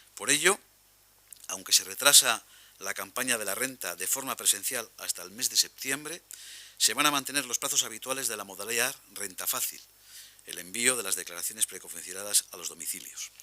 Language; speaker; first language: Spanish; native; Spanish